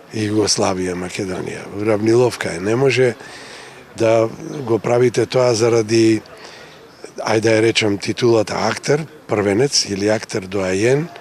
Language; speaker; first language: Macedonian; native; Macedonian